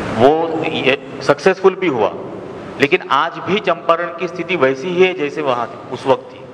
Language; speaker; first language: Hindi; non-native, local second language; Marathi